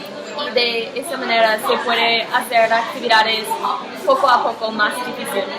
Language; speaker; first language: Spanish; non-native, learner; English